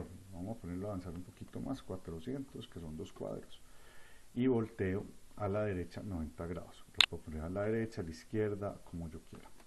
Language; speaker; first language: Spanish; native; Spanish